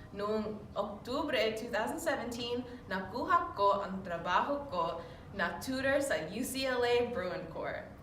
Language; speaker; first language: Filipino; early bilingual, heritage; English